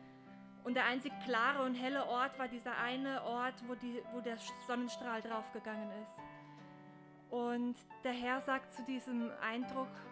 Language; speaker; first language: German; native; German